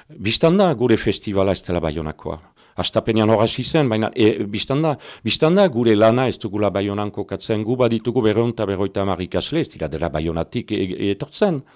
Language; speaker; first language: Basque; native; Basque